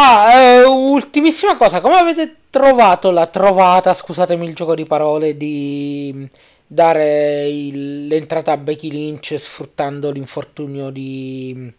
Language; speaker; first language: Italian; native; Italian